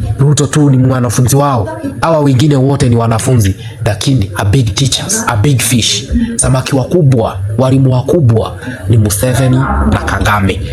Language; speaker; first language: Swahili; non-native, local second language; Kinyarwanda